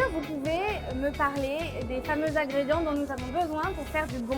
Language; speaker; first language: French; native; French